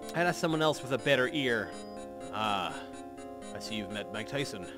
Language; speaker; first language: English; native; English